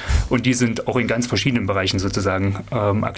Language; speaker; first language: German; native; German